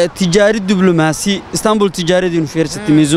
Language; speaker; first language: Turkish; non-native, learner; Somali